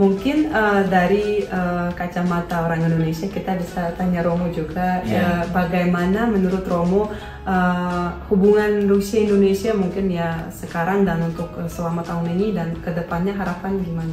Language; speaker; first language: Indonesian; non-native, fluent; Russian